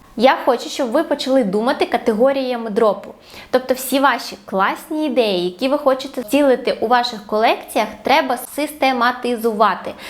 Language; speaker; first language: Ukrainian; non-native, local second language; Russian